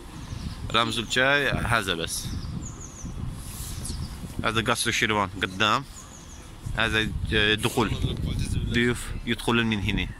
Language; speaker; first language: Arabic; non-native, learner; Azerbaijani